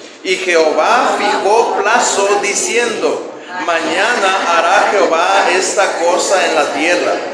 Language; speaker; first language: Spanish; native; Spanish